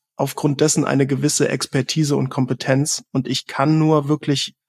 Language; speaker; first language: German; native; German